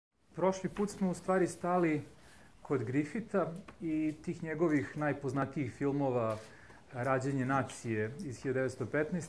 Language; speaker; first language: Serbian; native; Serbian